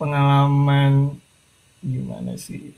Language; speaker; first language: Indonesian; native; Indonesian